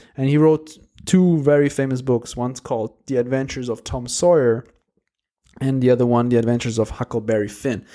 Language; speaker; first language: English; non-native, fluent; Portuguese